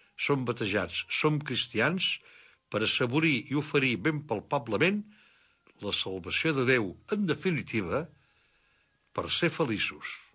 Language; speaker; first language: Catalan; native; Catalan